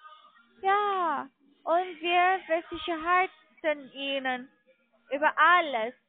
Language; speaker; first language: German; non-native, learner; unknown